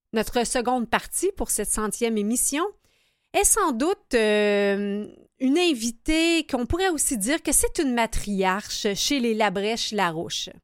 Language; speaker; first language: French; native; French